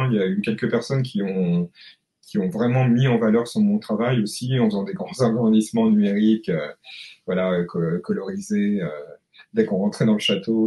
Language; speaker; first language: French; native; French